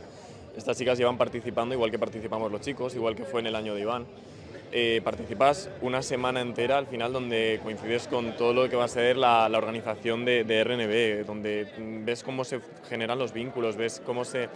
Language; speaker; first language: Spanish; native; Spanish